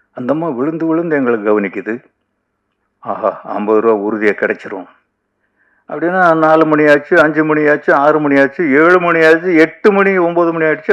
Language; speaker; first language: Tamil; native; Tamil